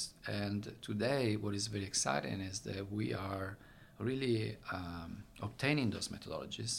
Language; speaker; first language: English; non-native, fluent; Italian